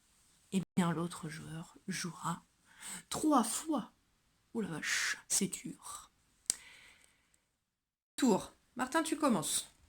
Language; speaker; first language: French; native; French